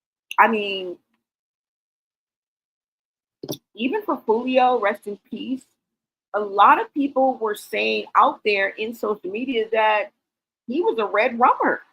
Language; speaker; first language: English; native; English